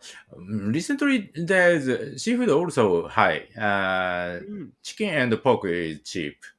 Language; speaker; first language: English; non-native, learner; Japanese